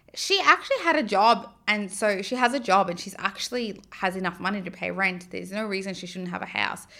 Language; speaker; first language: English; native; English